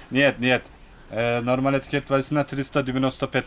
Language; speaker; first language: Russian; non-native, learner; Turkish